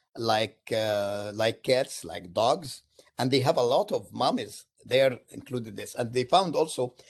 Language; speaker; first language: English; non-native, fluent; Arabic